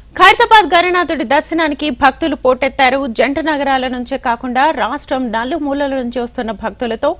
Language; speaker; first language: Telugu; native; Telugu